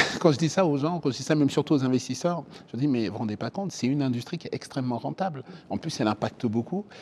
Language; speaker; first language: French; early bilingual, other home language; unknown